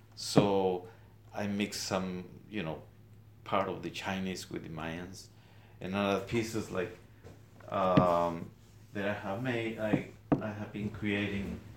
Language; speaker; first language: English; non-native, fluent; Spanish